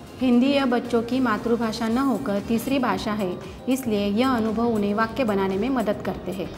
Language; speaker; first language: Hindi; non-native, local second language; Marathi